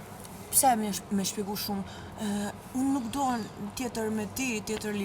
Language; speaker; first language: Albanian; non-native, learner; English